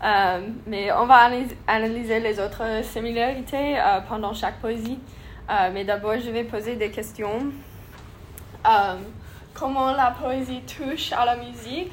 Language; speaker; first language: French; non-native, learner; English